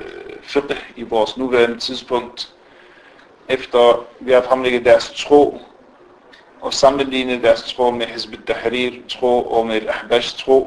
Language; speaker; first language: Danish; non-native, fluent; Arabic